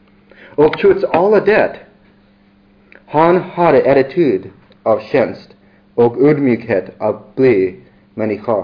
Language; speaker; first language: Swedish; non-native, learner; English